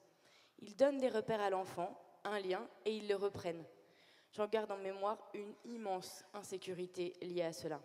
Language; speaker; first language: French; native; French